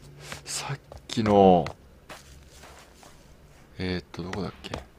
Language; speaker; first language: Japanese; native; Japanese